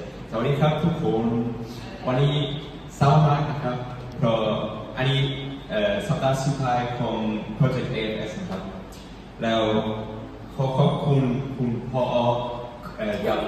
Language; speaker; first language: Thai; non-native, learner; German